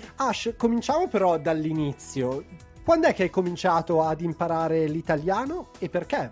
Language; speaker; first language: Italian; native; Italian